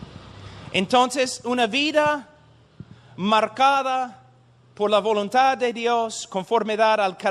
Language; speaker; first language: Spanish; non-native, fluent; English